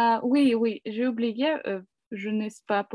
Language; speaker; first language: French; non-native, learner; Ukrainian